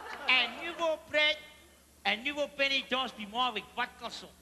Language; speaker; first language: French; native; French